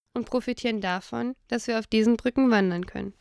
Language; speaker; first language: German; native; German